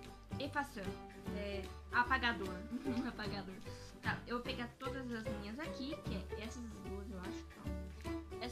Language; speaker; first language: Portuguese; early bilingual, heritage; Portuguese